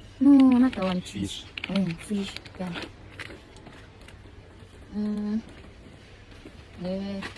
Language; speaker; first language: English; non-native, learner; Filipino